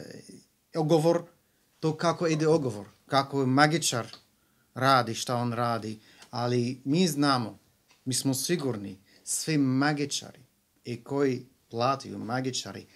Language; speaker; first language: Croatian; non-native, learner; Arabic